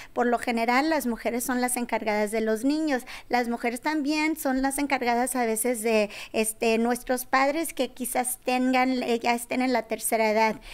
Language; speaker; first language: Spanish; early bilingual, heritage; Spanish